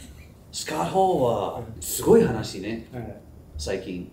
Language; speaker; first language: Japanese; non-native, learner; English